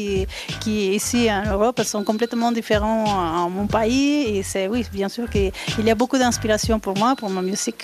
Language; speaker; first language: French; non-native, fluent; Spanish